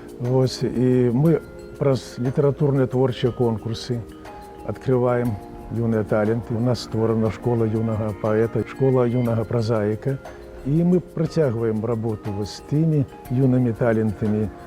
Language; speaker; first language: Belarusian; native; Belarusian